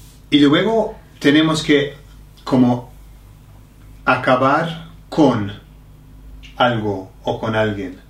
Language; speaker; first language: Spanish; non-native, learner; English